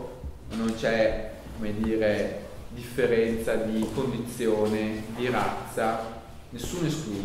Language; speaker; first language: Italian; native; Italian